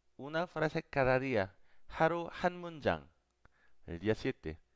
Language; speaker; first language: Spanish; non-native, fluent; Korean